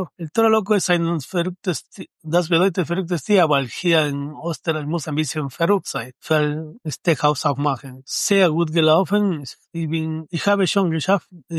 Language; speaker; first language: German; non-native, learner; Spanish